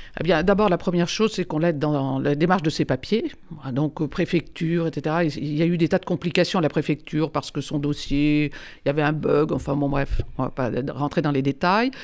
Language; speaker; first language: French; native; French